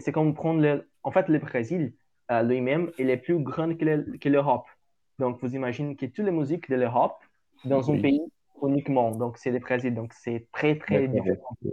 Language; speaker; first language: French; non-native, learner; Portuguese